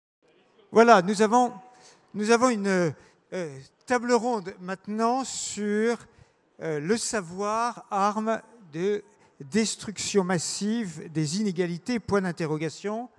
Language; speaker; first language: French; native; French